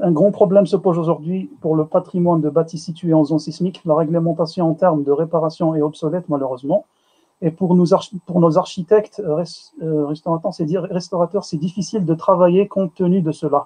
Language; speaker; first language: French; non-native, local second language; Arabic